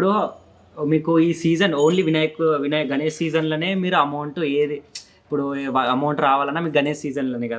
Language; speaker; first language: Telugu; native; Telugu